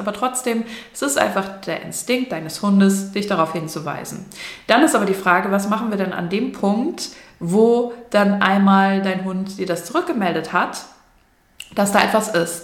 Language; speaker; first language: German; native; German